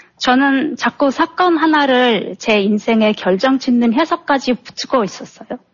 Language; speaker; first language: Korean; non-native, fluent; Turkmen